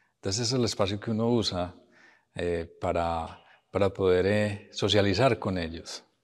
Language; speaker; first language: Spanish; native; Spanish